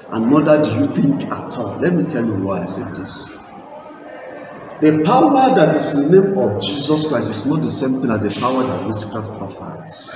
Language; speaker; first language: English; non-native, local second language; Igbo